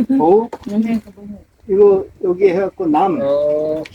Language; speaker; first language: Korean; native; Korean